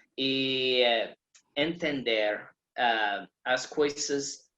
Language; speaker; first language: Portuguese; non-native, learner; English